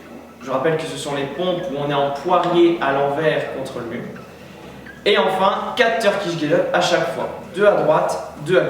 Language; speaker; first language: French; native; French